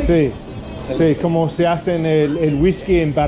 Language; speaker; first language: Spanish; non-native, learner; English